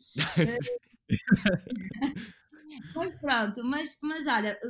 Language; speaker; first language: Portuguese; native; Portuguese